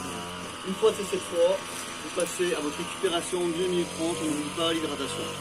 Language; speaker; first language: French; native; French